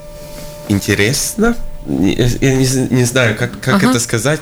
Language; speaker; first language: Russian; non-native, local second language; Latvian